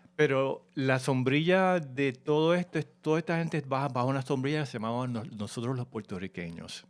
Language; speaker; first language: Spanish; native; Spanish